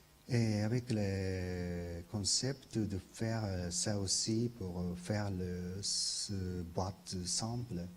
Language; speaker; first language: French; non-native, learner; Japanese